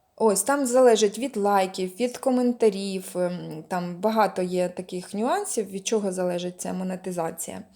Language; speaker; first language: Ukrainian; non-native, local second language; Russian